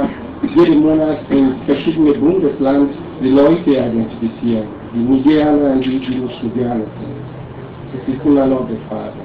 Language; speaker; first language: German; non-native, learner; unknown